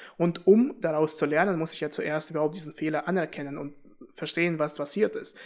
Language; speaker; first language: German; early bilingual, other home language; Russian